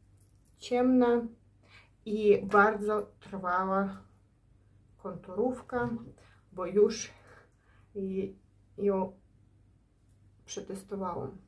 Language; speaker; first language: Polish; non-native, learner; Ukrainian